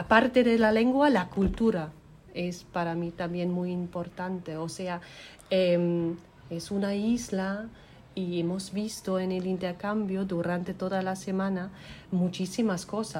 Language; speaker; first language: Spanish; non-native, fluent; German